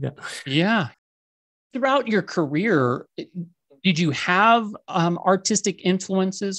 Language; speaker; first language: English; native; English